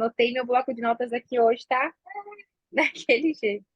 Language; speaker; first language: Portuguese; native; Portuguese